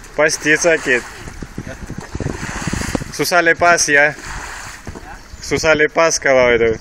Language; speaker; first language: Indonesian; non-native, learner; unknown